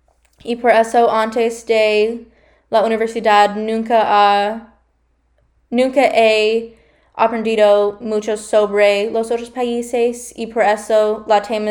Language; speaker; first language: Spanish; non-native, learner; English